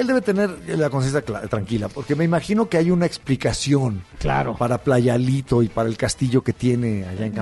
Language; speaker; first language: Spanish; native; Spanish